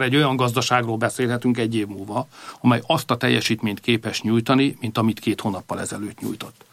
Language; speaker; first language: Hungarian; native; Hungarian